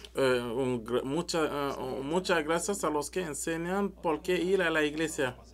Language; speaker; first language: Spanish; non-native, learner; French